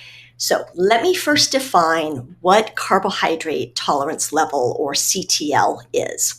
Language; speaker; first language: English; native; English